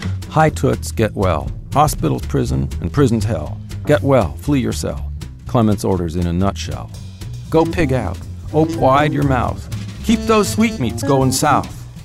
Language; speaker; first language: English; native; English